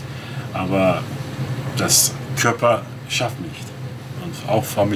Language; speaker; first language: German; non-native, learner; Turkish